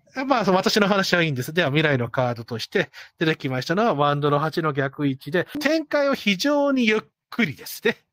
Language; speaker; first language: Japanese; non-native, fluent; English